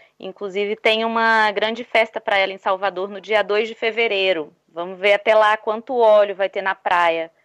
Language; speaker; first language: Portuguese; native; Portuguese